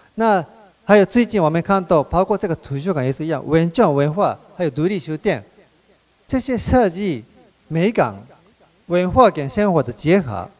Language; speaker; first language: Chinese; non-native, fluent; Japanese